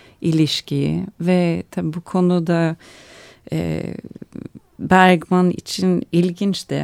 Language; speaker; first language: Turkish; early bilingual, heritage; Turkish